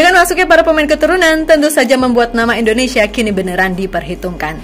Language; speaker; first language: Indonesian; native; Indonesian